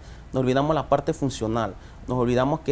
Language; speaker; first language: Spanish; native; Spanish